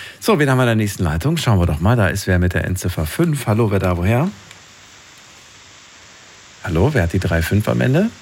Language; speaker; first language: German; native; German